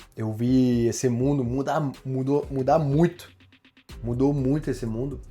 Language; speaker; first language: Portuguese; non-native, fluent; French